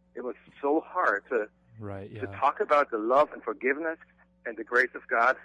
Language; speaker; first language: English; non-native, fluent; German